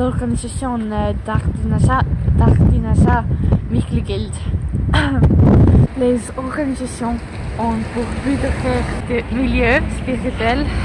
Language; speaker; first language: French; non-native, learner; Estonian